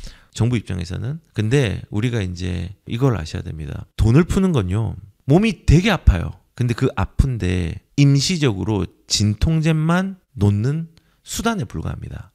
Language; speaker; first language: Korean; native; Korean